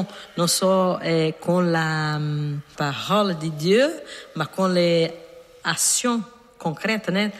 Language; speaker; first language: French; non-native, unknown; Portuguese